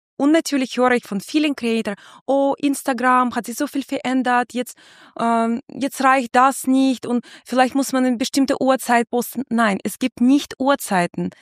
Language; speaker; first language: German; non-native, fluent; Russian